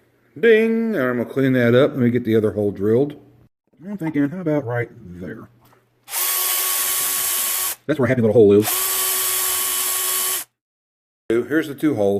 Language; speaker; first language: English; native; English